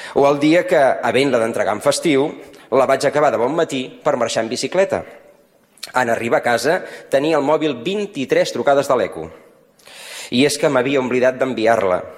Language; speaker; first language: Catalan; native; Catalan